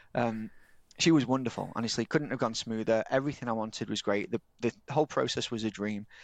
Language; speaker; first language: English; native; English